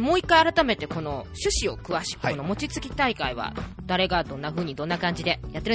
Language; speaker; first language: Japanese; native; Japanese